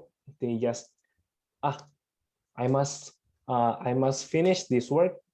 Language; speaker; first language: English; non-native, fluent; Indonesian